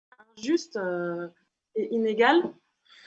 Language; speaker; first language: French; native; French